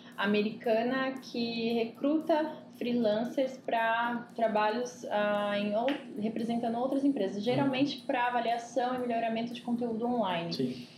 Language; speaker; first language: Portuguese; native; Portuguese